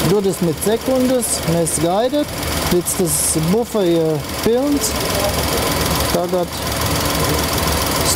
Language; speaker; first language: Latvian; non-native, learner; German